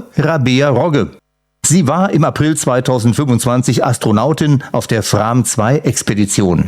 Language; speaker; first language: German; native; German